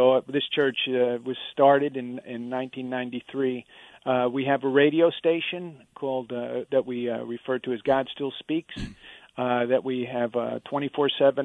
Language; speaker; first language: English; native; English